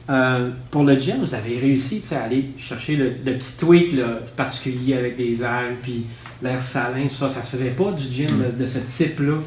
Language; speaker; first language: French; native; French